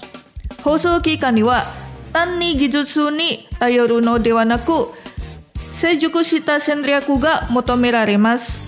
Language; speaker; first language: Japanese; non-native, fluent; Indonesian